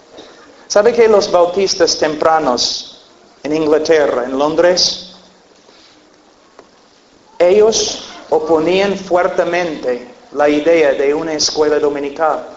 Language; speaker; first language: Spanish; non-native, fluent; English